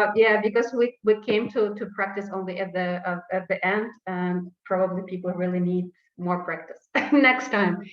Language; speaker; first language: English; non-native, fluent; Ukrainian